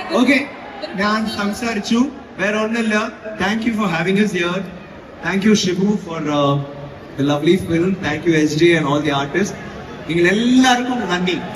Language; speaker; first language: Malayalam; non-native, learner; Tamil